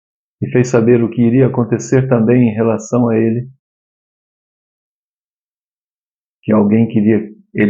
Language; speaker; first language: Portuguese; native; Portuguese